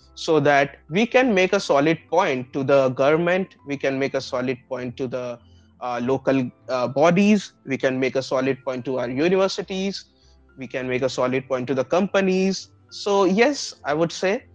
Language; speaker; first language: English; non-native, local second language; Bangla